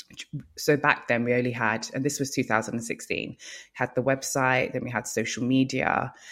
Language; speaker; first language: English; early bilingual, other home language; Yoruba